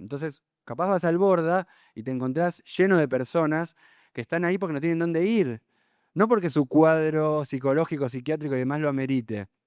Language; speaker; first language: Spanish; native; Spanish